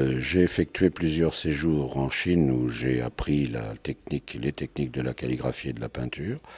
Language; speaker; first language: French; native; French